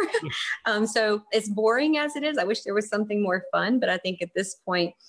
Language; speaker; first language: English; native; English